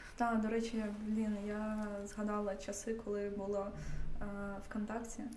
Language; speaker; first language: Ukrainian; non-native, local second language; Russian